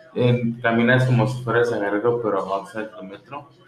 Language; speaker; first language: Spanish; early bilingual, heritage; Spanish